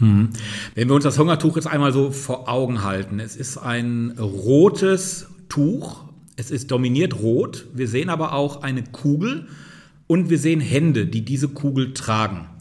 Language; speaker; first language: German; native; German